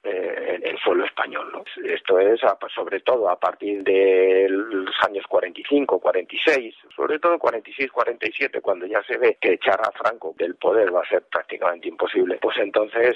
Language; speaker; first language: Spanish; native; Spanish